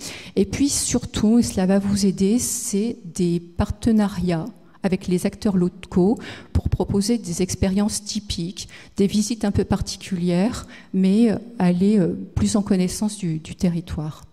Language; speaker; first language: French; native; French